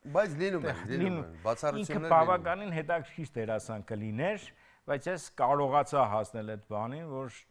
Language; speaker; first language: Armenian; native; Armenian